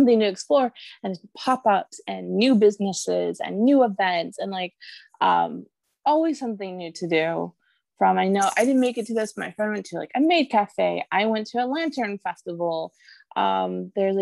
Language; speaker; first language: English; native; English